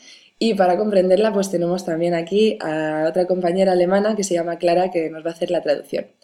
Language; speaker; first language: Spanish; native; Spanish